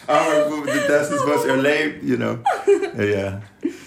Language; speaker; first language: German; non-native, learner; English